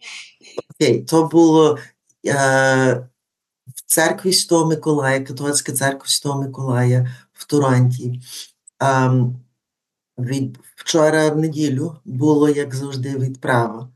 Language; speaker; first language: Ukrainian; early bilingual, heritage; Ukrainian